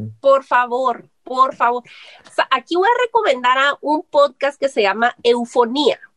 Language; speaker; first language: Spanish; native; Spanish